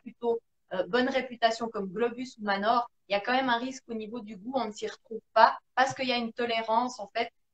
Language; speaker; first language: French; native; French